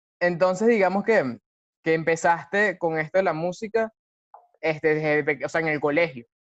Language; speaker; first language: Spanish; native; Spanish